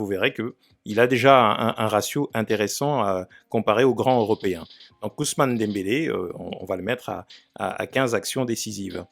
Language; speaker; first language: French; native; French